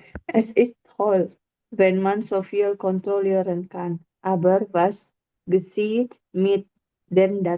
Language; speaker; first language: German; non-native, learner; Indonesian